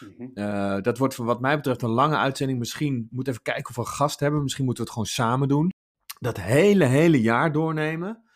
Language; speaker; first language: Dutch; native; Dutch